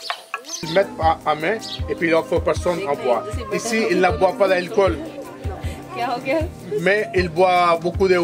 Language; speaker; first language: French; non-native, fluent; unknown